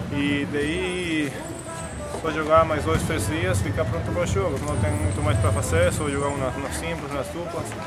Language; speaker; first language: Portuguese; non-native, fluent; Spanish